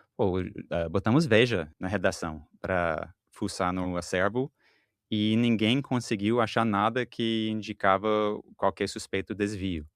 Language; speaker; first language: Portuguese; non-native, fluent; English